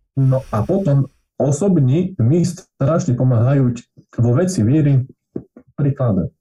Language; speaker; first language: Slovak; non-native, local second language; Rusyn